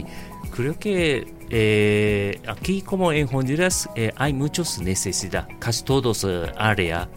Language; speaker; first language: Spanish; non-native, learner; Japanese